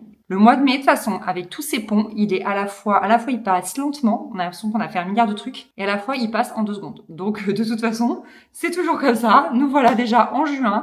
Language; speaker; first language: French; native; French